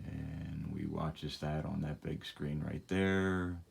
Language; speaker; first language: English; native; English